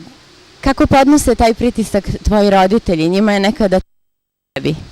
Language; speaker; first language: Bosnian; native; Bosnian